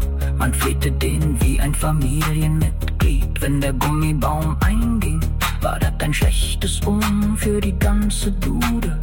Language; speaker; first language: German; native; German